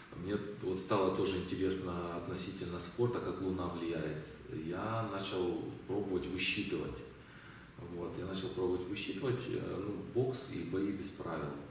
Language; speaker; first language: Russian; native; Russian